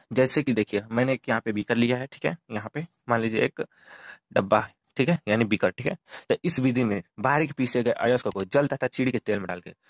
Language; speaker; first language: Hindi; native; Hindi